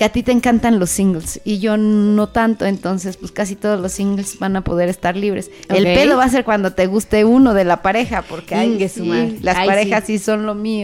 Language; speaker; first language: Spanish; native; Spanish